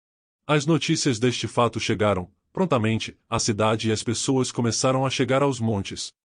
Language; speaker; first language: Portuguese; native; Portuguese